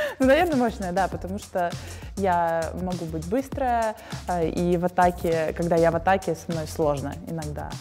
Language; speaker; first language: Russian; native; Russian